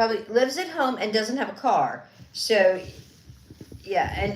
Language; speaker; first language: English; native; English